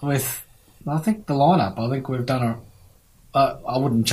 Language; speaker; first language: English; native; English